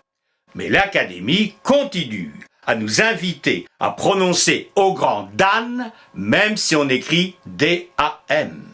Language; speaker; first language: French; native; French